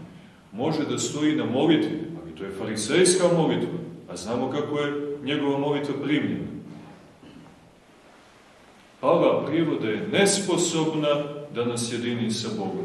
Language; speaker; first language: Serbian; native; Serbian